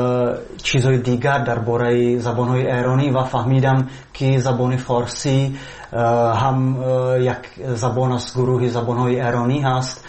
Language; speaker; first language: Persian; non-native, fluent; Czech